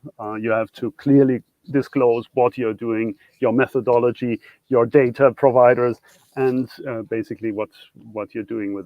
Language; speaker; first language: English; non-native, fluent; German